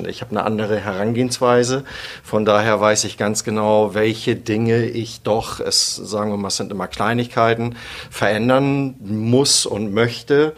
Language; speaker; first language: German; native; German